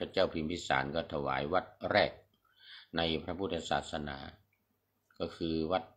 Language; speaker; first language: Thai; native; Thai